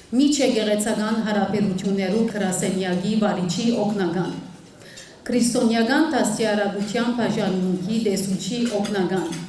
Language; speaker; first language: Armenian; early bilingual, heritage; Armenian